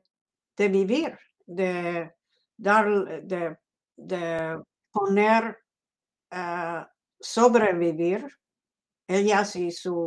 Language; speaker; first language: Spanish; non-native, fluent; English